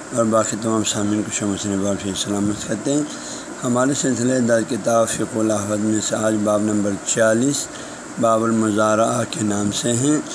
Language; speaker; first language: Urdu; non-native, local second language; Balti